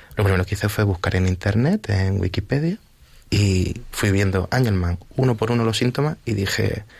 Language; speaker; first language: Spanish; native; Spanish